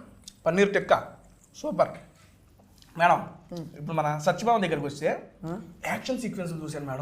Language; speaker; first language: Telugu; native; Telugu